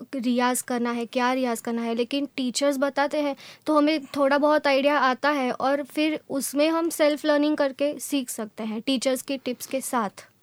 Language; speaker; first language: Hindi; non-native, local second language; Gujarati